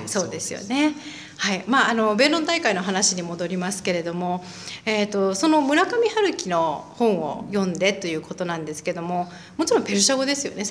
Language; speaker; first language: Japanese; native; Japanese